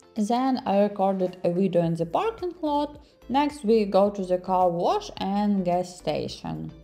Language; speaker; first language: English; non-native, learner; Ukrainian